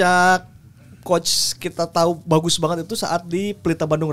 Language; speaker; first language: Indonesian; native; Indonesian